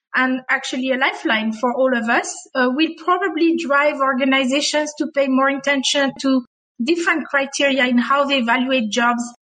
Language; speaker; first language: English; non-native, fluent; French